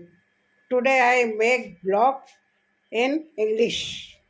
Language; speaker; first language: English; non-native, learner; Hindi